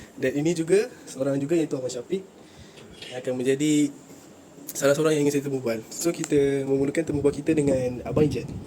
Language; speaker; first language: Malay; native; Malay